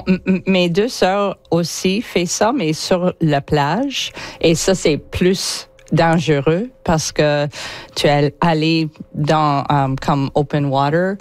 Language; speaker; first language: French; non-native, learner; English